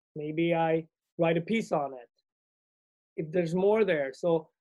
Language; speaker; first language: English; early bilingual, other home language; Swedish